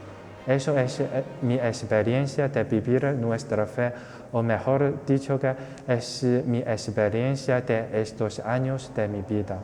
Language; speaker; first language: Spanish; non-native, fluent; Chinese